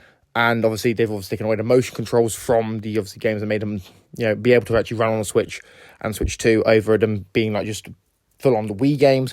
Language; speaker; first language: English; native; English